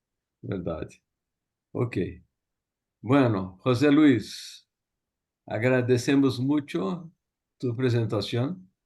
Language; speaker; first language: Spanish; non-native, learner; Portuguese